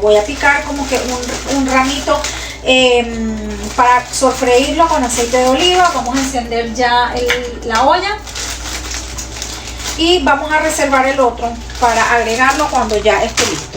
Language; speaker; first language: Spanish; native; Spanish